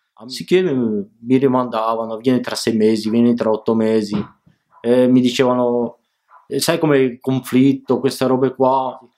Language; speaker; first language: Italian; early bilingual, other home language; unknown